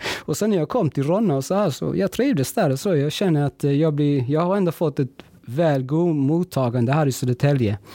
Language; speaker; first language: Swedish; early bilingual, other home language; Spanish